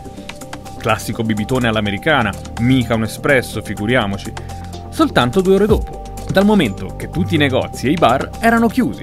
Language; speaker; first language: Italian; native; Italian